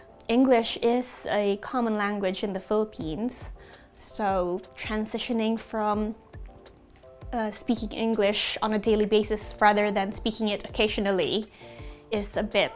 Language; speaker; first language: English; non-native, local second language; Hiligaynon